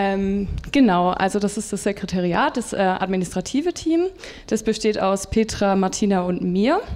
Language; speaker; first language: German; native; German